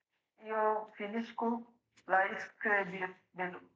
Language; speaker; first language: Italian; non-native, learner; Bangla